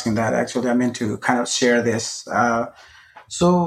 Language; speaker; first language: English; non-native, local second language; Nepali